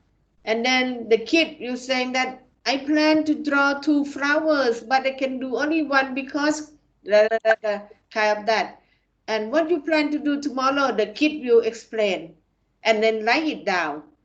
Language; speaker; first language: English; non-native, fluent; Thai